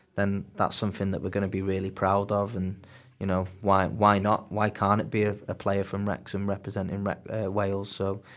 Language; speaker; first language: English; native; English